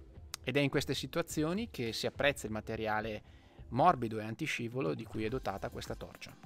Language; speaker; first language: Italian; native; Italian